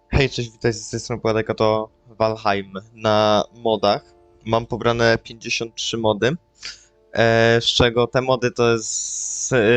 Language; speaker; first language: Polish; native; Polish